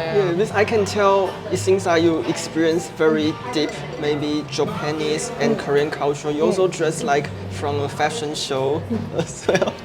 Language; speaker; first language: English; non-native, learner; Chinese